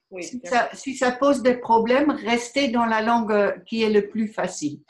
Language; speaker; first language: French; non-native, fluent; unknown